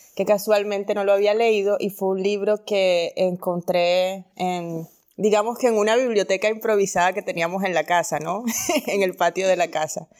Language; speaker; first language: Spanish; native; Spanish